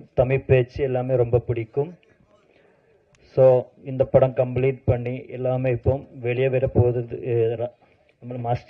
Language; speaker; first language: Tamil; non-native, learner; Malayalam